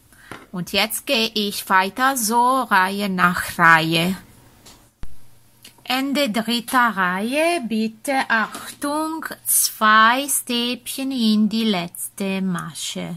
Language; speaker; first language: German; non-native, fluent; Italian